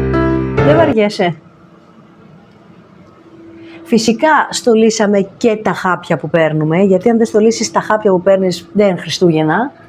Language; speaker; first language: Greek; native; Greek